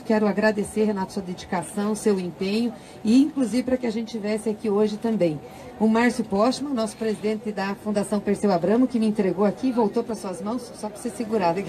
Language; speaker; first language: Portuguese; native; Portuguese